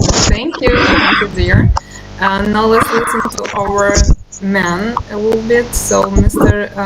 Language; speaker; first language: English; non-native, fluent; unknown